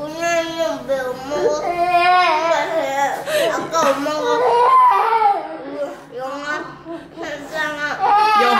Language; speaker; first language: Korean; early bilingual, heritage; Korean